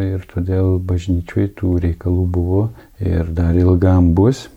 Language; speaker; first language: Lithuanian; native; Lithuanian